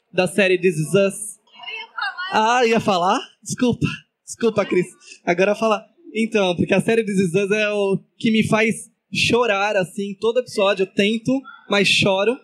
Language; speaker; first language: Portuguese; native; Portuguese